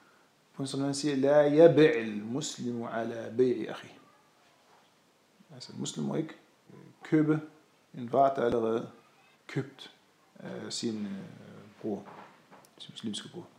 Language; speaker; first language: Danish; non-native, fluent; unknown